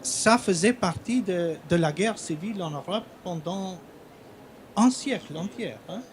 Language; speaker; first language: French; non-native, fluent; Albanian